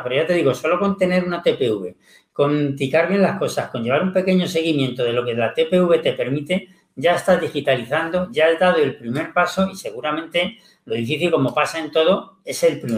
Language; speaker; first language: Spanish; native; Spanish